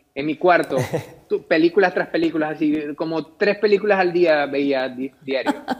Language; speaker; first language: Spanish; native; Spanish